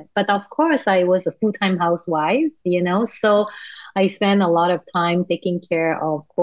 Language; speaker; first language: English; non-native, local second language; Cantonese